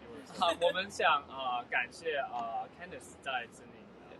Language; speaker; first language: Chinese; early bilingual, heritage; Chinese